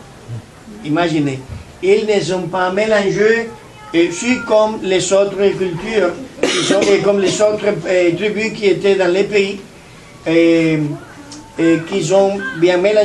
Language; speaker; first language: French; non-native, learner; Spanish